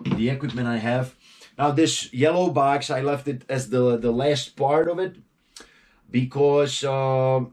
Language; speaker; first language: English; non-native, fluent; Czech